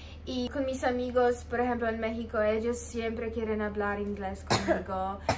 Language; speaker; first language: Spanish; non-native, fluent; Polish